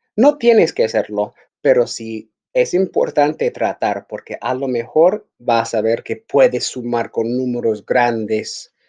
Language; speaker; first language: Spanish; non-native, fluent; English